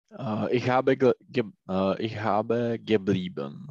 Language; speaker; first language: German; non-native, learner; Czech